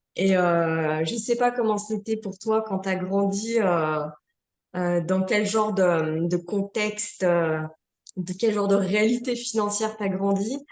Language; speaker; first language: French; native; French